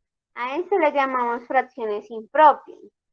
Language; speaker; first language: Spanish; native; Spanish